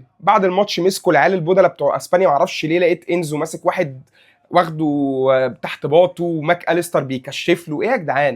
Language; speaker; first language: Arabic; native; Arabic